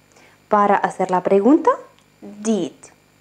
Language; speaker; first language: Spanish; non-native, fluent; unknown